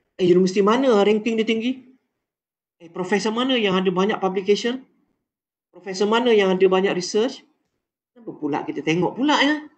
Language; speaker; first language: Malay; native; Malay